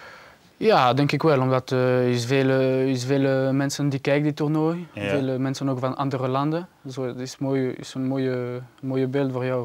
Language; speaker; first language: Dutch; non-native, learner; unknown